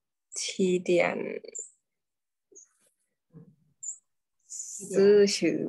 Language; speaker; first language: Chinese; non-native, learner; Thai